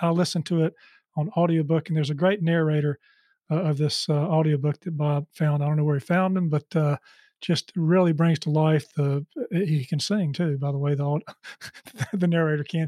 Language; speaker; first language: English; native; English